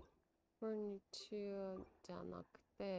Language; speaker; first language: Japanese; non-native, learner; Russian